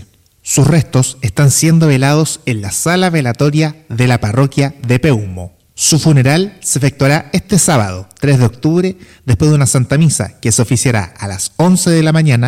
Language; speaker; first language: Spanish; native; Spanish